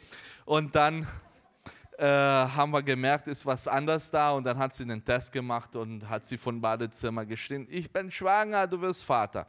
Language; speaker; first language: German; early bilingual, heritage; Portuguese